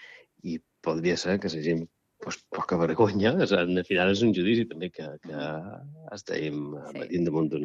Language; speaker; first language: Catalan; native; Catalan